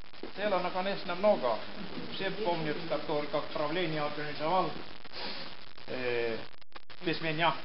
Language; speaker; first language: Russian; non-native, local second language; Estonian